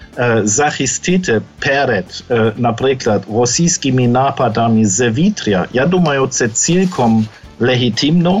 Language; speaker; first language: Ukrainian; non-native, fluent; German